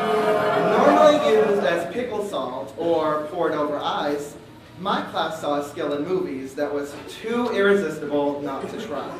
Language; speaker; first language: English; native; English